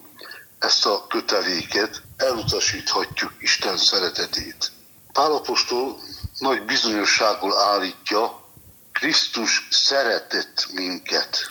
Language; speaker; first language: Hungarian; native; Hungarian